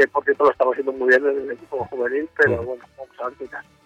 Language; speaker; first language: Spanish; native; Spanish